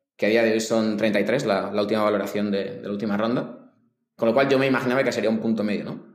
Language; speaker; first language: Spanish; native; Spanish